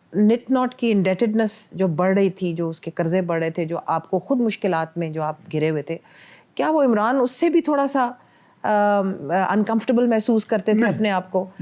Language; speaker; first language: Urdu; non-native, local second language; Punjabi